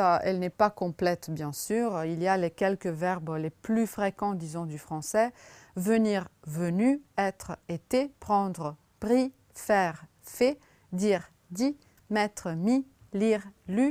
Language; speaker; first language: French; non-native, fluent; Romanian